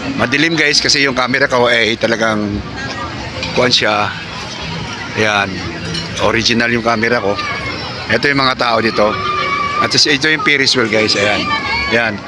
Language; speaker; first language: Filipino; native; Filipino